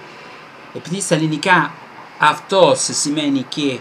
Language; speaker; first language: Greek; non-native, fluent; Italian